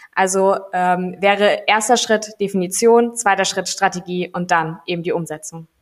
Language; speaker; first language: German; native; German